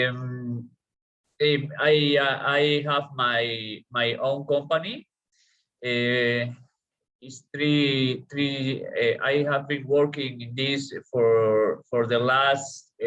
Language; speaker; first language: English; non-native, learner; Spanish